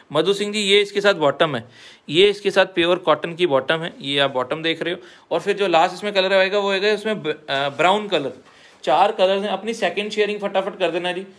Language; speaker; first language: Hindi; non-native, local second language; Punjabi